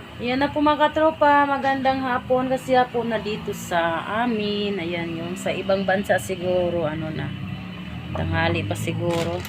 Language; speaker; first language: Filipino; native; Filipino